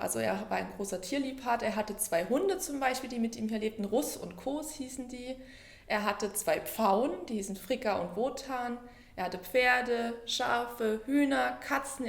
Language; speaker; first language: German; native; German